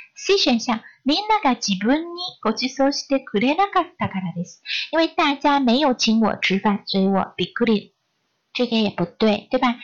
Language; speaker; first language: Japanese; non-native, fluent; Chinese